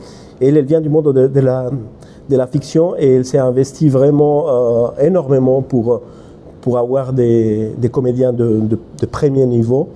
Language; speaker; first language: French; non-native, fluent; Spanish